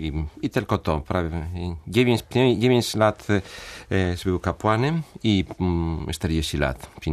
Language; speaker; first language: Polish; non-native, fluent; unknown